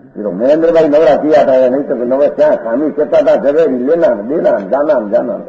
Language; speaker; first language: Hindi; non-native, local second language; Gujarati